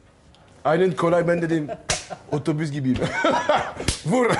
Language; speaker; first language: Turkish; non-native, learner; French